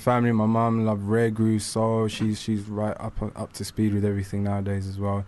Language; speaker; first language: English; native; English